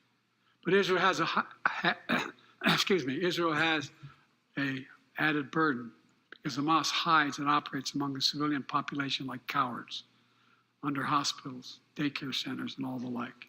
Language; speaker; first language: English; native; English